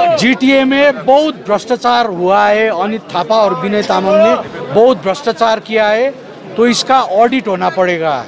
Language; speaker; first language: Hindi; non-native, local second language; Nepali